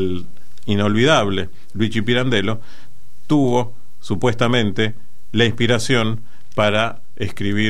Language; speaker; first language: Spanish; native; Spanish